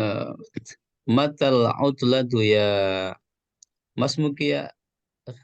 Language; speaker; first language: Arabic; non-native, learner; Indonesian